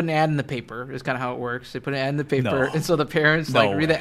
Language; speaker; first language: English; native; English